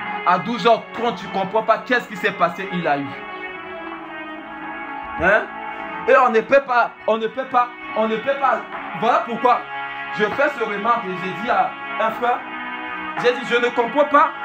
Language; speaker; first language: French; non-native, local second language; Swahili